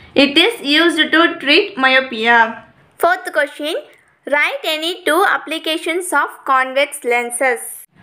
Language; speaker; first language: English; non-native, local second language; Tamil